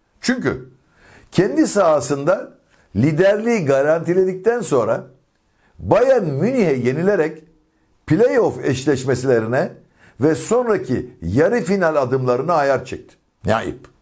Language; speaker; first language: Turkish; native; Turkish